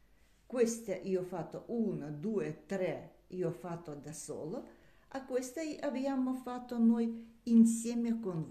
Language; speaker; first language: Italian; non-native, learner; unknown